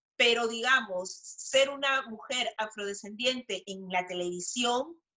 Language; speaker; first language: Spanish; native; Spanish